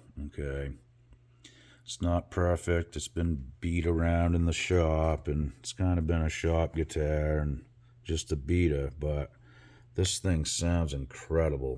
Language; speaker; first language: English; native; English